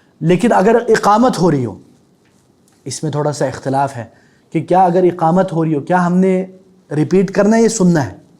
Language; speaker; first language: Urdu; native; Urdu